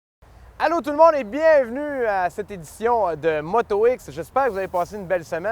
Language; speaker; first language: French; native; French